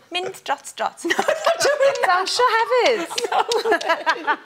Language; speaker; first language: Welsh; native; Welsh